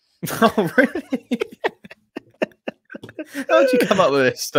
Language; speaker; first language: English; native; English